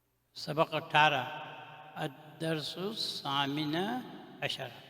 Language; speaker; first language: Arabic; non-native, fluent; Urdu